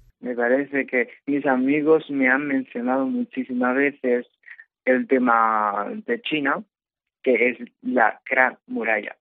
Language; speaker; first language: Spanish; non-native, fluent; Chinese